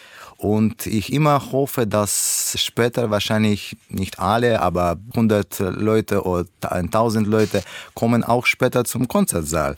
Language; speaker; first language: German; non-native, learner; Russian